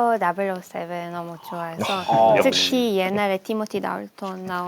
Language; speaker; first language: Korean; non-native, fluent; Hebrew